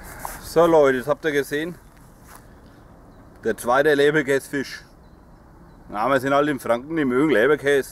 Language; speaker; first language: German; native; German